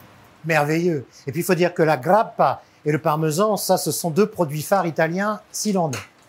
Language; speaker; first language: French; native; French